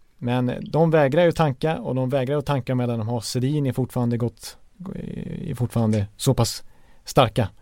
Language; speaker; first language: Swedish; native; Swedish